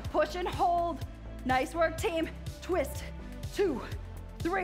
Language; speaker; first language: English; native; English